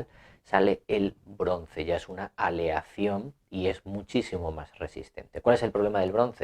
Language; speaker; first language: Spanish; native; Spanish